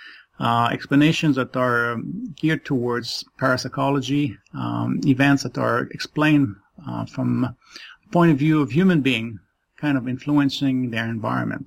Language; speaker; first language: English; non-native, fluent; French